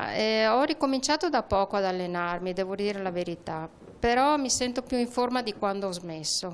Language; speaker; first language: Italian; native; Italian